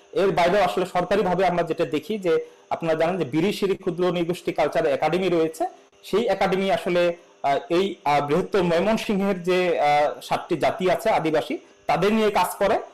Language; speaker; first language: Bangla; non-native, local second language; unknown